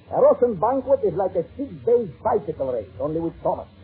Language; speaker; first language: English; non-native, fluent; Russian